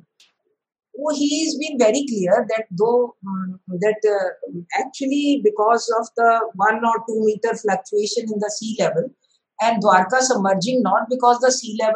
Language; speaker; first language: English; non-native, local second language; Hindi